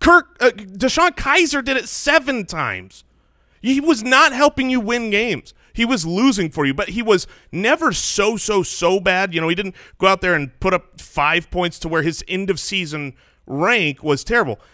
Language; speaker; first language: English; native; English